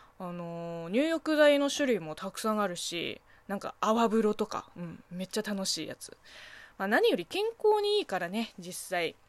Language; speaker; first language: Japanese; non-native, fluent; Chinese